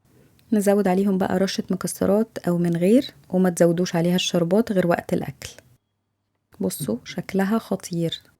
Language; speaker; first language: Arabic; native; Arabic